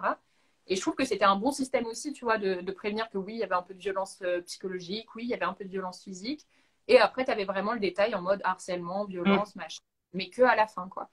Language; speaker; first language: French; native; French